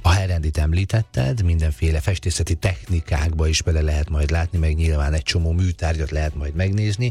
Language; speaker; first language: Hungarian; native; Hungarian